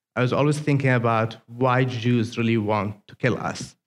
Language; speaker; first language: English; non-native, fluent; Arabic